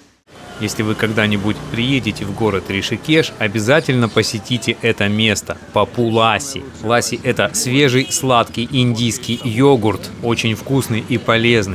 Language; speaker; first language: Russian; native; Russian